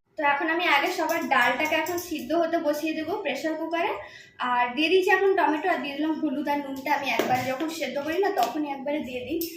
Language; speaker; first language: Bangla; non-native, local second language; Santali